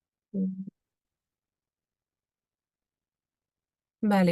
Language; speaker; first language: Spanish; non-native, fluent; French